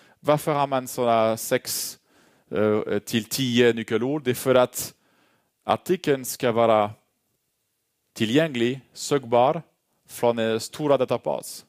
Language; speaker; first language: Swedish; non-native, fluent; French